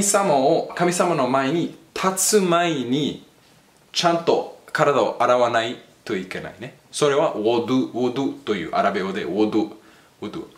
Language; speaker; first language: Japanese; non-native, fluent; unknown